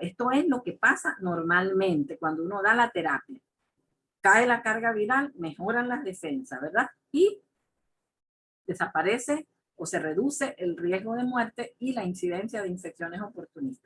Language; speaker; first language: Spanish; native; Spanish